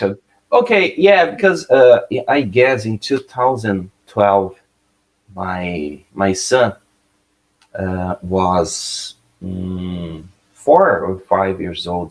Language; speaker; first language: English; non-native, learner; Portuguese